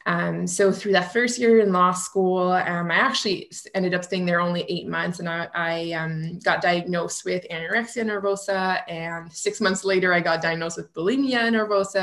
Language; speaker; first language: English; non-native, fluent; French